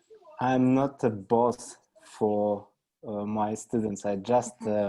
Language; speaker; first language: English; non-native, learner; Russian